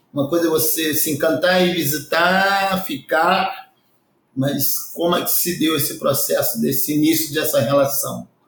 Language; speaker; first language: Portuguese; native; Portuguese